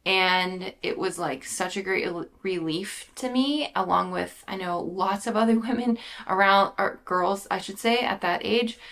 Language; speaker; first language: English; native; English